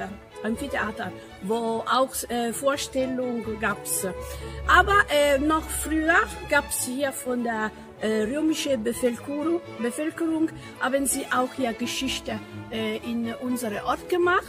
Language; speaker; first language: German; non-native, fluent; Italian